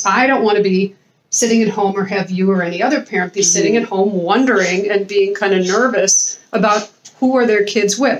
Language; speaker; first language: English; native; English